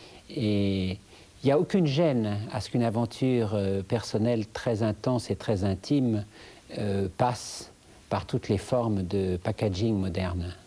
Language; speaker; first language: French; native; French